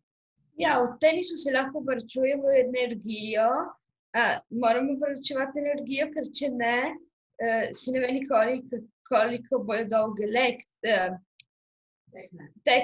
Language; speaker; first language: Slovenian; non-native, local second language; Italian